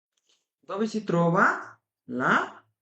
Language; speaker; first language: Italian; non-native, fluent; Bangla